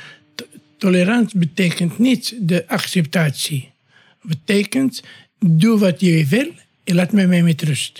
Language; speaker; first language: Dutch; non-native, learner; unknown